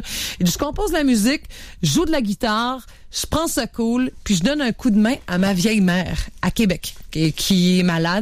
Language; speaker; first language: French; native; French